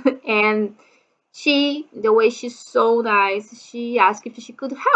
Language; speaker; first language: English; non-native, fluent; Portuguese